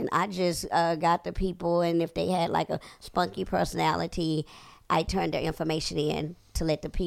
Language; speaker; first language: English; native; English